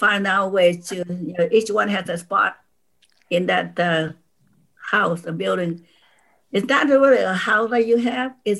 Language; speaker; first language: English; non-native, fluent; Vietnamese